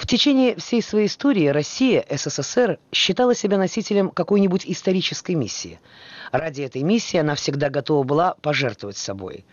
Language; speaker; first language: Russian; native; Russian